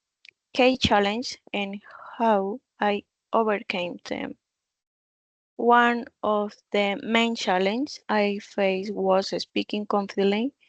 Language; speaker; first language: English; non-native, learner; Spanish